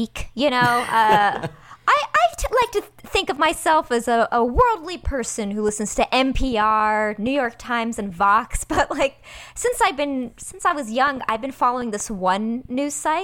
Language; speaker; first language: English; early bilingual, other home language; Persian